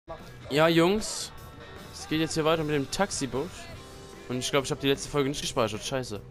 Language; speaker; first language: German; native; German